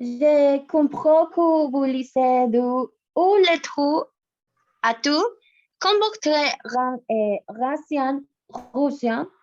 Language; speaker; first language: French; non-native, learner; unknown